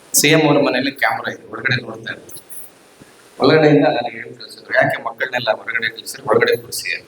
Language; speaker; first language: Kannada; native; Kannada